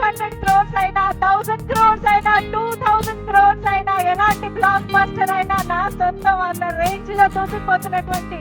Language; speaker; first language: Telugu; native; Telugu